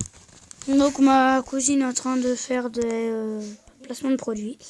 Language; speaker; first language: French; native; French